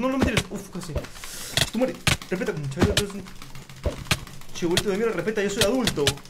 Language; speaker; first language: Spanish; native; Spanish